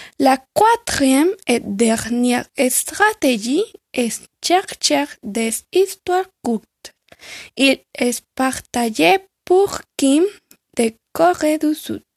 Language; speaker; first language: French; non-native, learner; Spanish